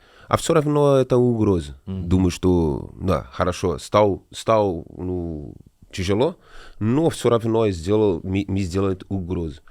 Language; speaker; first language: Russian; non-native, learner; Portuguese